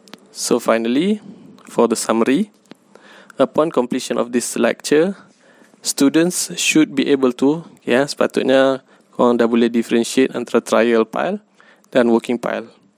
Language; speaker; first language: English; non-native, local second language; Malay